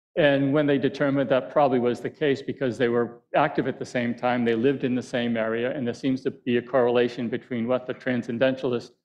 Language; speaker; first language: English; native; English